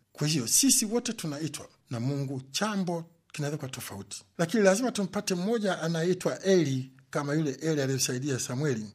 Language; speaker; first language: Swahili; native; Swahili